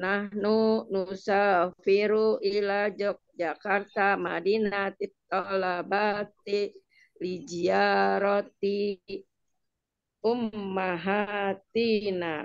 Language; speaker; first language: Arabic; non-native, learner; Indonesian